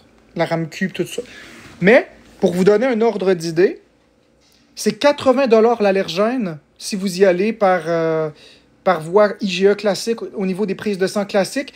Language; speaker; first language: French; native; French